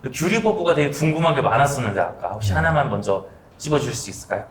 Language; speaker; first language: Korean; native; Korean